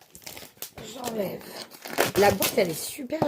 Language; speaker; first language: French; native; French